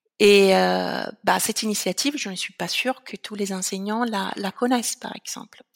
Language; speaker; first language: French; non-native, fluent; Italian